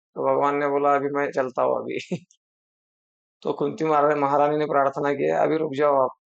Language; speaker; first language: Hindi; non-native, local second language; Marathi